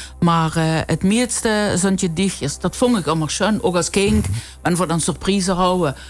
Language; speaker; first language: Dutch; native; Dutch